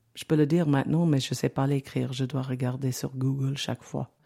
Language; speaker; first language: French; non-native, fluent; English